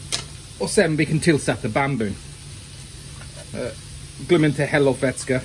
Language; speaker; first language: Swedish; non-native, fluent; English